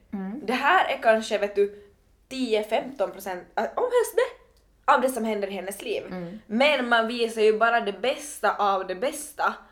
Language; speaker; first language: Swedish; native; Swedish